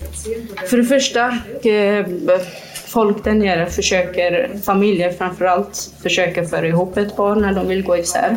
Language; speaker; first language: Swedish; non-native, fluent; Kurdish